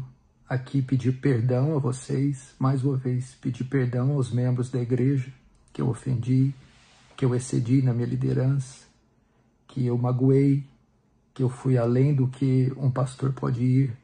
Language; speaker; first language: Portuguese; native; Portuguese